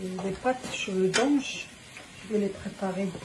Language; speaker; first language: French; non-native, local second language; Arabic